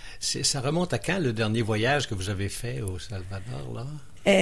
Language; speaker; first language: French; native; French